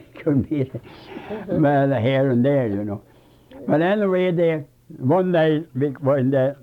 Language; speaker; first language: English; non-native, fluent; Swedish